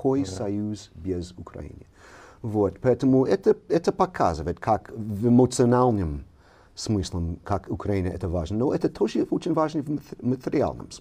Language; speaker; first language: Russian; non-native, fluent; English